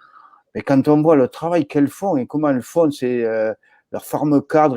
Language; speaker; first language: French; native; French